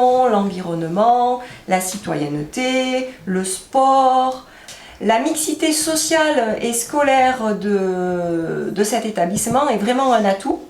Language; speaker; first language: French; native; French